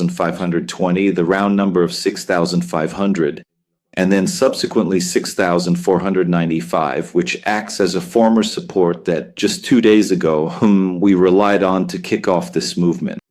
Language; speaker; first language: English; non-native, fluent; Italian